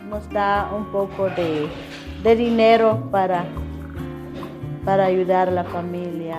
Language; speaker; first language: Spanish; non-native, local second language; Kaqchikel